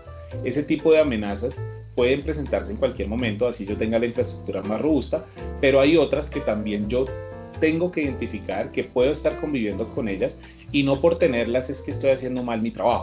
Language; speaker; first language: Spanish; native; Spanish